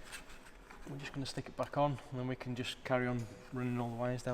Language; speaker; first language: English; native; English